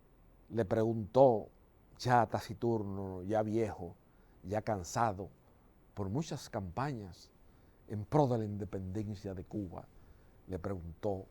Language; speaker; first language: Spanish; native; Spanish